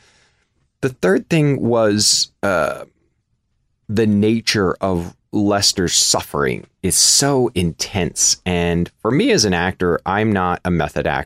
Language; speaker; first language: English; native; English